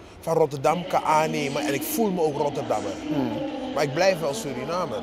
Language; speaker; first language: Dutch; native; Dutch